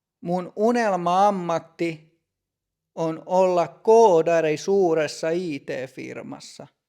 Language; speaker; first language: Finnish; native; Finnish